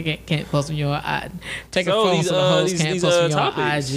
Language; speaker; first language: English; native; English